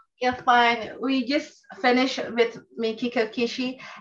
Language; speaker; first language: English; non-native, fluent; Indonesian